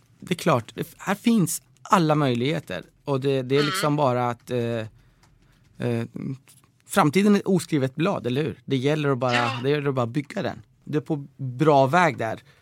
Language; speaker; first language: Swedish; early bilingual, other home language; Persian